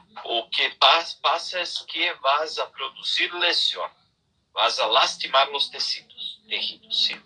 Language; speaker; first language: Spanish; non-native, learner; Portuguese